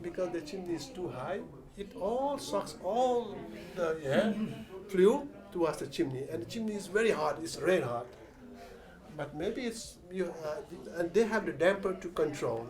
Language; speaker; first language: English; non-native, fluent; Nepali